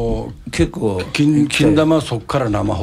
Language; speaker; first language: Japanese; native; Japanese